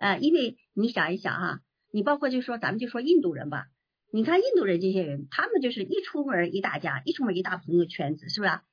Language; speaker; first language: Chinese; native; Chinese